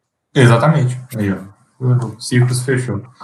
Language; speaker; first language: Portuguese; native; Portuguese